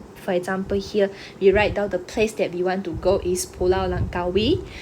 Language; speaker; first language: English; non-native, local second language; Malay